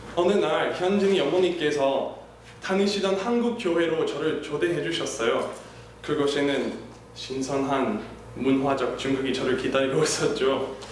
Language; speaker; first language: Korean; non-native, fluent; English